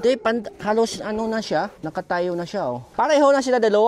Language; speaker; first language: Filipino; non-native, learner; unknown